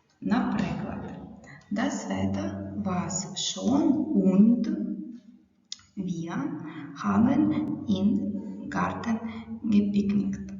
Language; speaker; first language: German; non-native, fluent; Ukrainian